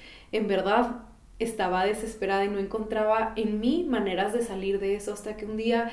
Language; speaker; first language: Spanish; native; Spanish